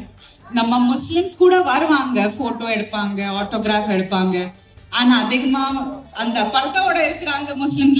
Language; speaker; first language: Tamil; non-native, fluent; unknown